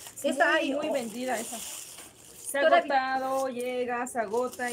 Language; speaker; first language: Spanish; native; Spanish